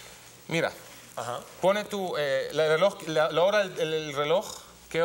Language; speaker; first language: Spanish; non-native, learner; Hebrew